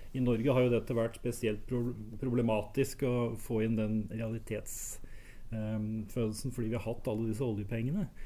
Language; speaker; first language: Norwegian; native; Norwegian